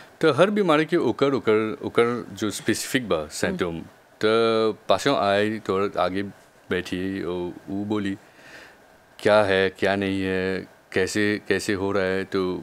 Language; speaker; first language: Hindi; non-native, local second language; Bhojpuri